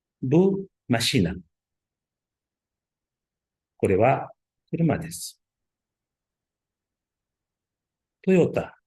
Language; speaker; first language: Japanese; non-native, learner; Uzbek